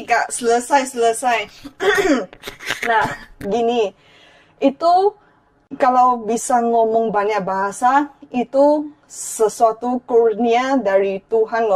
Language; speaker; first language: Indonesian; non-native, fluent; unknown